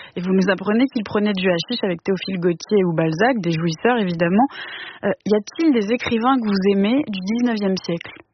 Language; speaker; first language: French; native; French